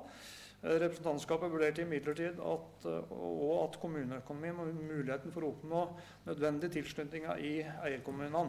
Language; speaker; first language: Norwegian; native; Norwegian